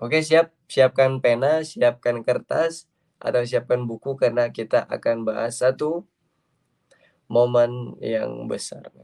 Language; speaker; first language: Indonesian; native; Indonesian